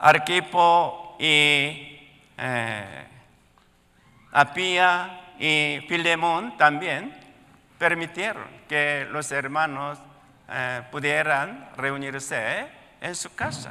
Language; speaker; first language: Spanish; non-native, learner; Korean